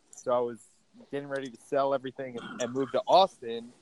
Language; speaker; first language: English; native; English